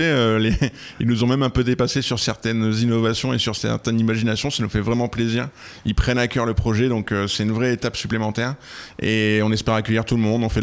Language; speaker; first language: French; native; French